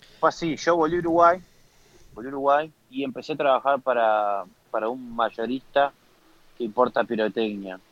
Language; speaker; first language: Spanish; native; Spanish